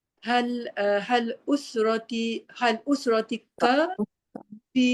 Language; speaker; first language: Arabic; non-native, learner; Malay